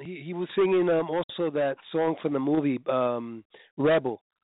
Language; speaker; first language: English; early bilingual, other home language; Spanish